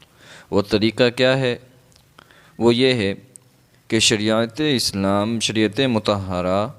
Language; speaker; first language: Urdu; non-native, local second language; Gujarati